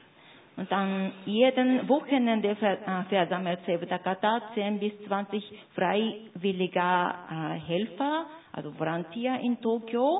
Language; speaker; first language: German; non-native, fluent; Japanese